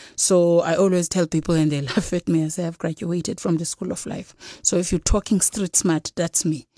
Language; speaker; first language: English; non-native, local second language; Xhosa